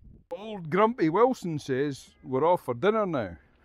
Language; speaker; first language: English; native; English